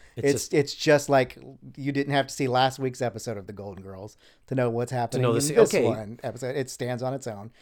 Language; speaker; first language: English; native; English